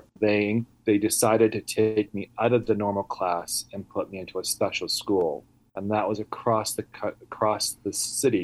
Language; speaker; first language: English; early bilingual, other home language; Italian